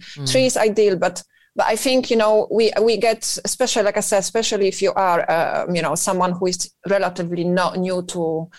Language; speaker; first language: English; non-native, fluent; Polish